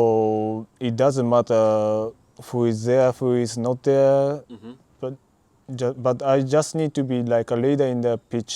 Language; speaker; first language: English; non-native, learner; Japanese